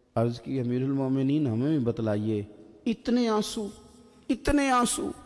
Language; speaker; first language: Urdu; native; Urdu